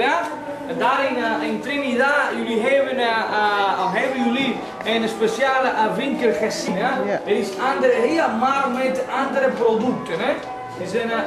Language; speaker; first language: Dutch; non-native, learner; Spanish